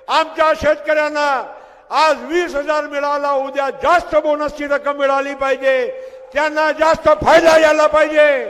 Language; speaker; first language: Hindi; non-native, local second language; Gujarati